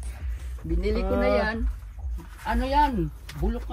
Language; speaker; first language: Filipino; native; Filipino